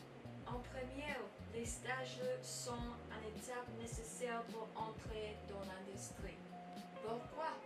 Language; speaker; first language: French; non-native, learner; English